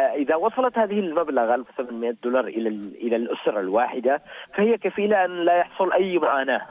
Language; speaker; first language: Arabic; native; Arabic